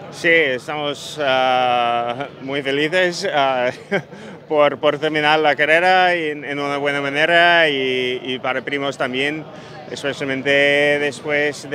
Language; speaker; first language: Spanish; non-native, fluent; English